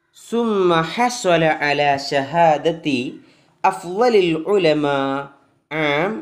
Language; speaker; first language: Arabic; non-native, fluent; Malayalam